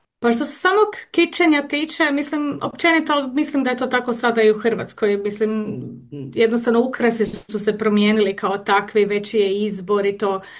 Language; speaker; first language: Croatian; native; Croatian